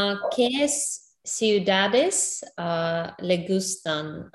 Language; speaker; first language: Spanish; non-native, learner; English